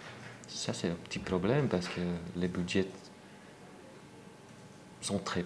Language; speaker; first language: French; non-native, local second language; Dutch